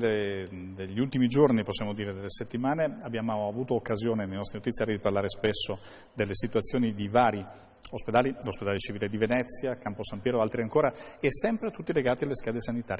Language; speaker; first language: Italian; native; Italian